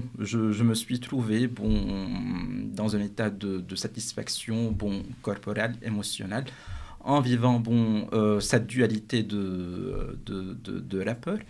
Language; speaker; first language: French; non-native, fluent; Arabic